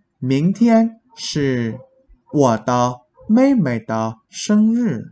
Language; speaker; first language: Chinese; non-native, fluent; Vietnamese